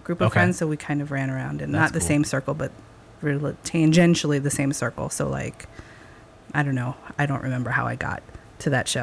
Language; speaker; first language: English; native; English